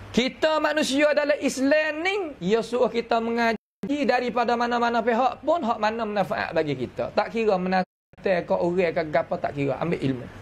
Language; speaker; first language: Malay; native; Malay